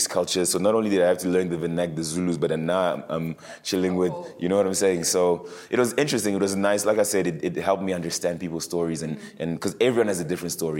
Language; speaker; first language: English; early bilingual, other home language; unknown